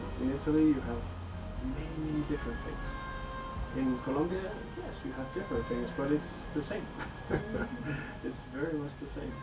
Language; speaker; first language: English; non-native, fluent; Danish